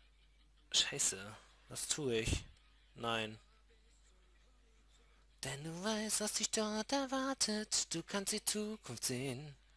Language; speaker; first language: German; native; German